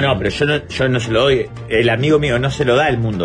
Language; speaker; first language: Spanish; native; Spanish